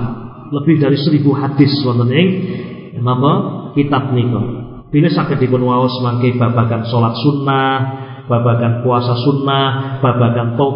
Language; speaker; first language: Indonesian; non-native, local second language; Javanese